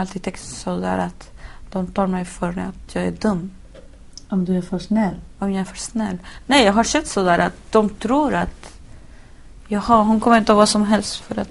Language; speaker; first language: Swedish; non-native, fluent; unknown